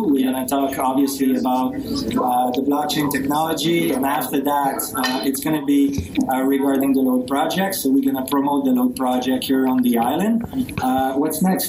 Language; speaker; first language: English; non-native, fluent; French